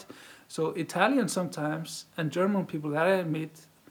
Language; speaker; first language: English; non-native, fluent; Icelandic